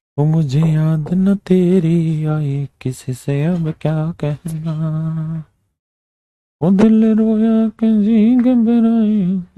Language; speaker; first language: Hindi; native; Hindi